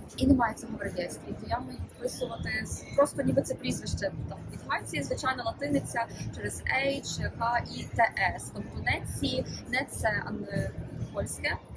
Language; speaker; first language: Ukrainian; native; Ukrainian